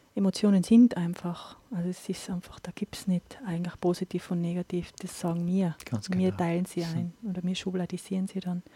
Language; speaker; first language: German; native; German